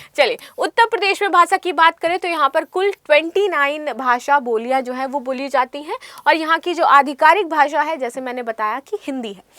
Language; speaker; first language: Hindi; native; Hindi